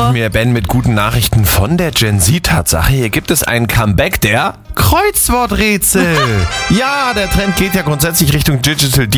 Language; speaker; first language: German; native; German